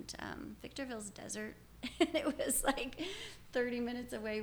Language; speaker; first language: English; native; English